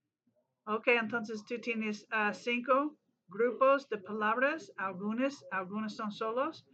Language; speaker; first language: Spanish; non-native, learner; English